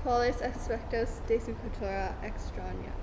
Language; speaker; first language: Spanish; non-native, learner; English